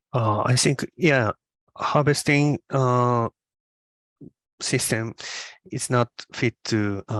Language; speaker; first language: English; non-native, learner; Japanese